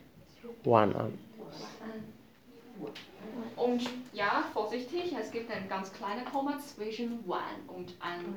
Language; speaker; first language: German; non-native, learner; Chinese